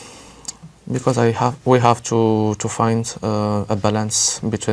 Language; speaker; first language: English; non-native, learner; French